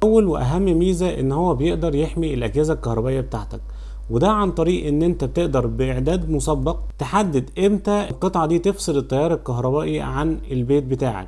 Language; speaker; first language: Arabic; native; Arabic